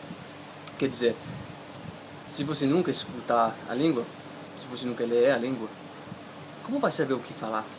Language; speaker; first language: Portuguese; non-native, fluent; English